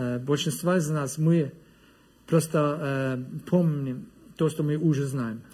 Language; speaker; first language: Russian; non-native, learner; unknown